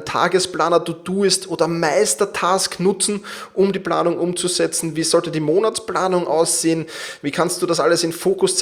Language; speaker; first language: German; native; German